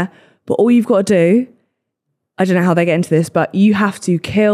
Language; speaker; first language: English; native; English